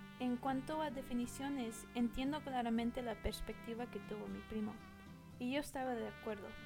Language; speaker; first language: Spanish; early bilingual, heritage; Spanish